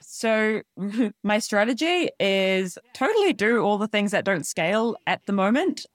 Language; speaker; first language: English; native; English